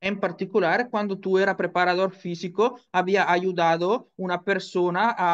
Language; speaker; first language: Spanish; non-native, learner; Italian